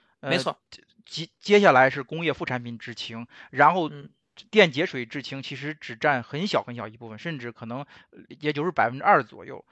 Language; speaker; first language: Chinese; native; Chinese